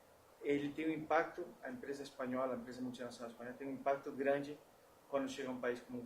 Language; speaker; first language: Portuguese; non-native, fluent; Spanish